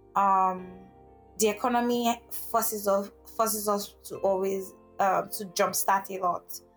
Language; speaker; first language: English; non-native, local second language; Igbo